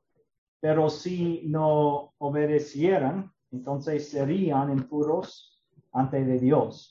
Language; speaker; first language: Spanish; non-native, learner; English